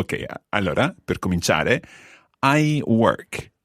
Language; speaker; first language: Italian; non-native, fluent; English